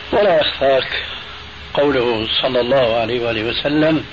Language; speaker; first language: Arabic; early bilingual, other home language; Albanian